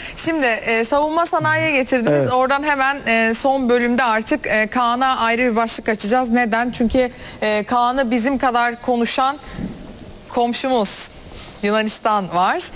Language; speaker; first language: Turkish; native; Turkish